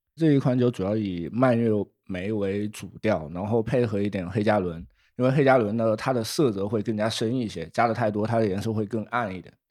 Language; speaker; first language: Chinese; native; Chinese